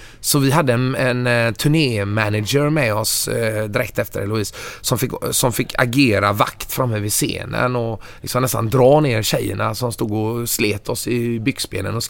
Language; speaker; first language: Swedish; native; Swedish